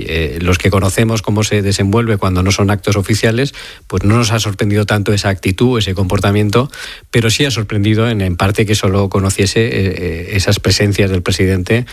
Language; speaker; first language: Spanish; native; Spanish